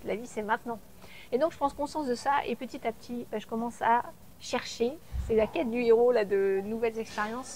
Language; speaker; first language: French; native; French